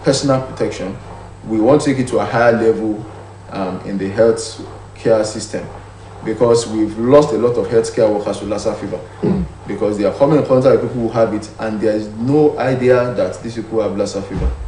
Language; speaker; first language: English; non-native, local second language; Yoruba